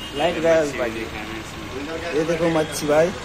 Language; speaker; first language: Hindi; non-native, local second language; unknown